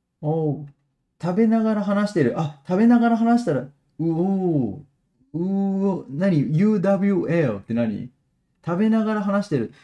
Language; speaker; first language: Japanese; native; Japanese